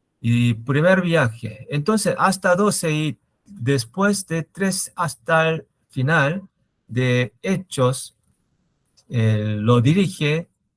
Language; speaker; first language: Spanish; non-native, learner; Korean